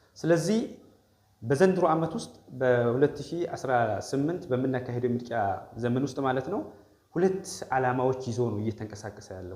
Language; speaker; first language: Amharic; non-native, local second language; Oromo